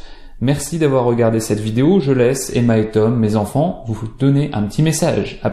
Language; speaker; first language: French; native; French